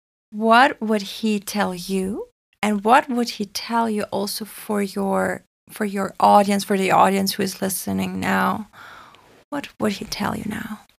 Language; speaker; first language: English; non-native, fluent; German